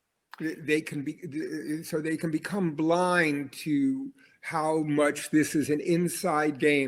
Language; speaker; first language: English; native; English